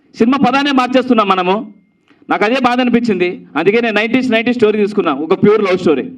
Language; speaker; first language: Telugu; native; Telugu